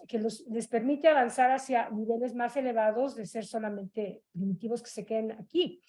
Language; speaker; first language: Spanish; native; Spanish